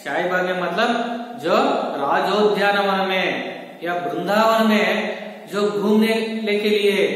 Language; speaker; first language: Hindi; non-native, local second language; Kannada